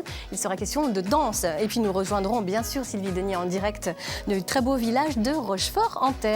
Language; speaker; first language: French; native; French